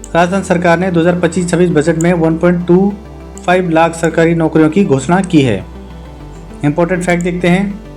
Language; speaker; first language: Hindi; native; Hindi